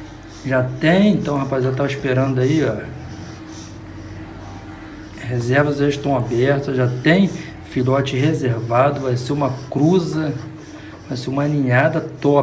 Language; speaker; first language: Portuguese; native; Portuguese